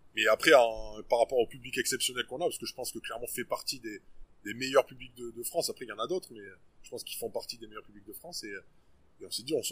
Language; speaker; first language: French; native; French